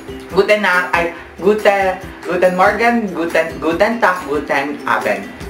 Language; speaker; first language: German; non-native, learner; Cebuano